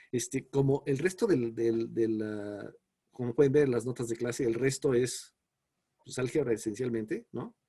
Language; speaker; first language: Spanish; native; Spanish